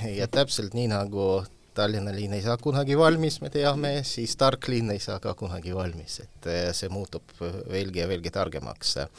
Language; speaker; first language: Estonian; non-native, local second language; Russian